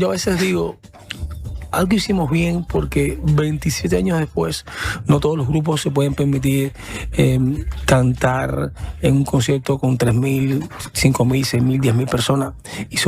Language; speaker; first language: Spanish; native; Spanish